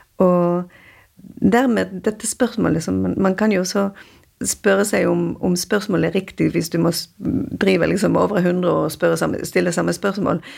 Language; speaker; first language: Norwegian; non-native, fluent; Spanish